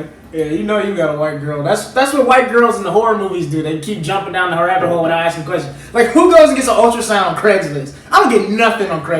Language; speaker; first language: English; native; English